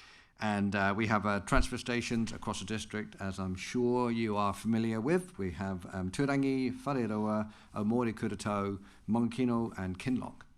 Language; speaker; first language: English; native; English